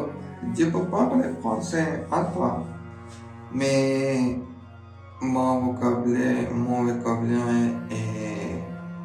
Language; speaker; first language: French; non-native, learner; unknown